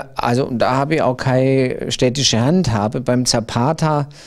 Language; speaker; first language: German; native; German